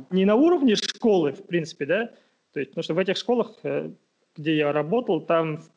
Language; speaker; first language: Russian; non-native, local second language; Kazakh